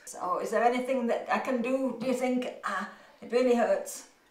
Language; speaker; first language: English; early bilingual, other home language; German